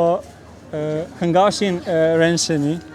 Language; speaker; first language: Chinese; non-native, learner; Serbian